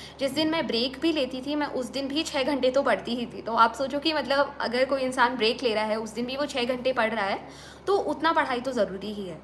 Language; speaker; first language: Hindi; native; Hindi